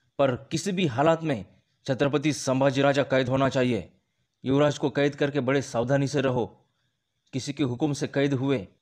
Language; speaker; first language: Hindi; non-native, local second language; Marathi